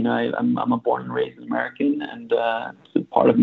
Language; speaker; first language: English; native; English